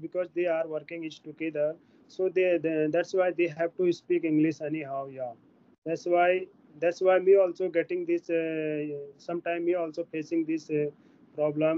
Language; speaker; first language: English; non-native, learner; Hindi